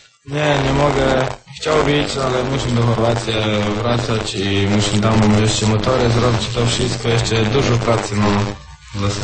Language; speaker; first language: Polish; non-native, learner; Croatian